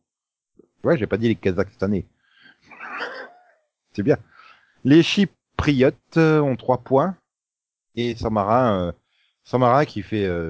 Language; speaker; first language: French; native; French